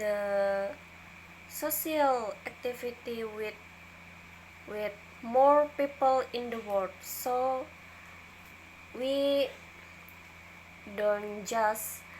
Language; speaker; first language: English; non-native, learner; Indonesian